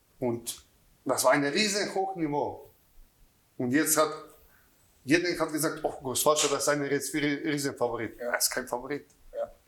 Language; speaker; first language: German; non-native, learner; Croatian